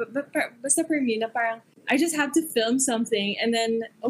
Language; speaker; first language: English; non-native, local second language; Hiligaynon